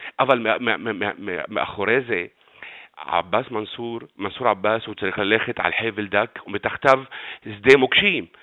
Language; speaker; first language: Hebrew; non-native, local second language; Arabic